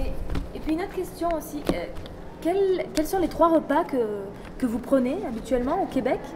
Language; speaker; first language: French; non-native, learner; Spanish